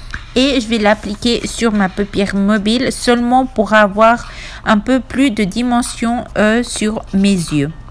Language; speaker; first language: French; non-native, fluent; Spanish